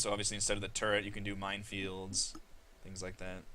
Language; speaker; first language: English; native; English